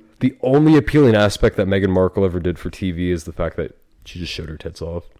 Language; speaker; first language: English; native; English